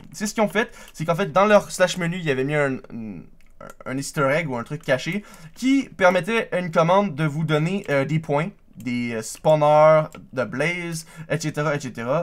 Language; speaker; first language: French; native; French